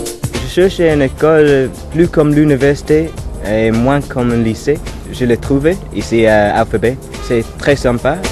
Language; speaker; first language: French; non-native, fluent; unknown